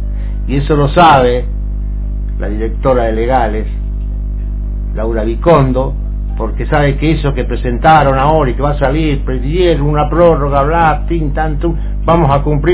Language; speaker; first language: Spanish; native; Spanish